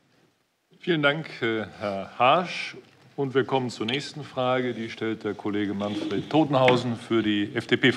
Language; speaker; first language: German; native; German